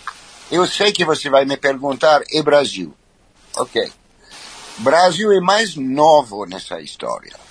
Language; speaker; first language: Portuguese; non-native, fluent; French